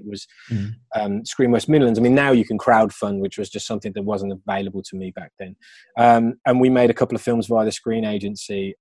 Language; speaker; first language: English; native; English